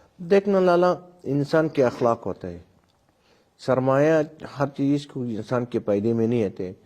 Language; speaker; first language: Urdu; non-native, local second language; Pashto